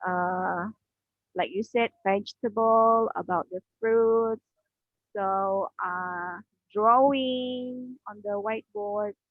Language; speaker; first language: English; non-native, learner; Indonesian